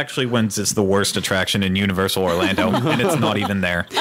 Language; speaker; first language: English; native; English